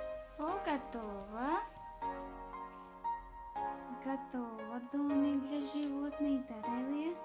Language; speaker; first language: Russian; non-native, fluent; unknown